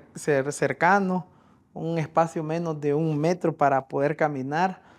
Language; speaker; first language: Spanish; native; Spanish